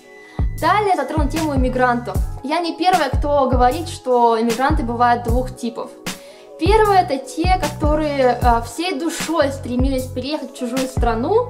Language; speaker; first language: Russian; native; Russian